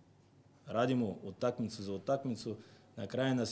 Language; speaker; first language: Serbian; non-native, learner; Bulgarian